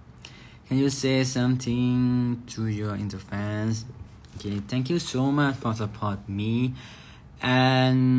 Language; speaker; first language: English; non-native, learner; Thai